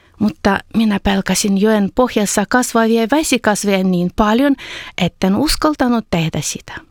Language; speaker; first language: Finnish; non-native, fluent; Ukrainian